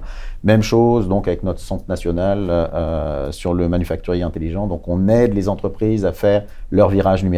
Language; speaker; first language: French; native; French